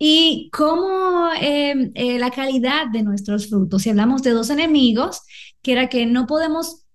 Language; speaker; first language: Spanish; native; Spanish